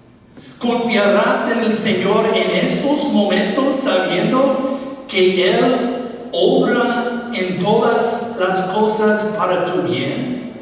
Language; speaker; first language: Spanish; non-native, fluent; English